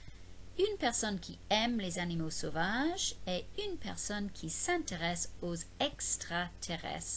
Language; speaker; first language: French; non-native, fluent; English